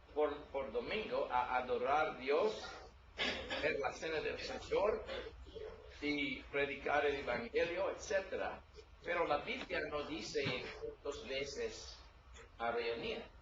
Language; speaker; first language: Spanish; non-native, learner; English